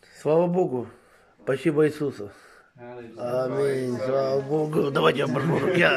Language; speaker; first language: Russian; native; Russian